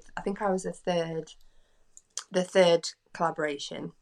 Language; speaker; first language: English; native; English